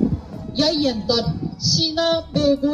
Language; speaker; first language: Norwegian; non-native, fluent; Uyghur